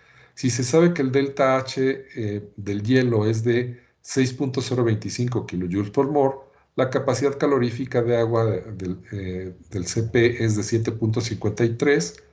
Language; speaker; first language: Spanish; native; Spanish